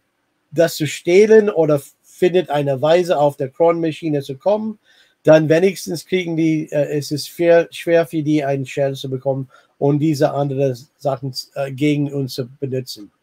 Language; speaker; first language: German; non-native, fluent; English